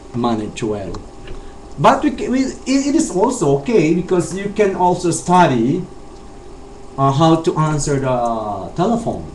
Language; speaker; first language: English; non-native, local second language; Chavacano